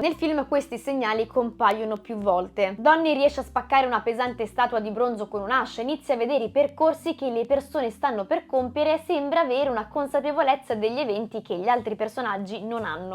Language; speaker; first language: Italian; native; Italian